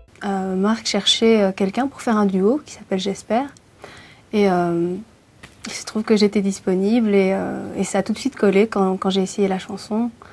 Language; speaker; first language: French; early bilingual, other home language; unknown